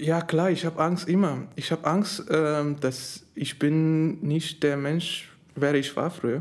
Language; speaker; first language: German; non-native, fluent; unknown